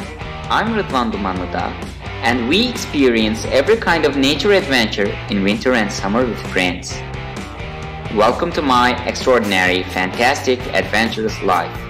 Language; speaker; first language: English; non-native, fluent; Turkish